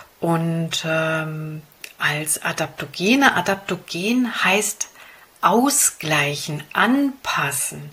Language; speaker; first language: German; native; German